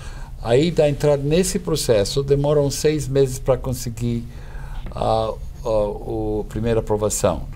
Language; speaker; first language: Portuguese; non-native, fluent; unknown